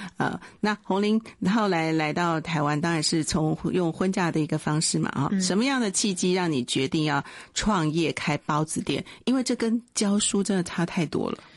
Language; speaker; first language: Chinese; native; Chinese